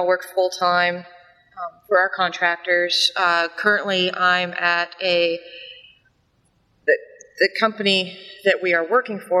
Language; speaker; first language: English; native; English